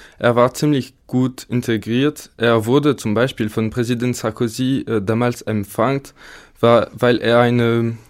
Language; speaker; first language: German; non-native, learner; French